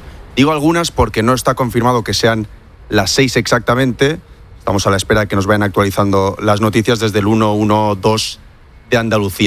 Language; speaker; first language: Spanish; native; Spanish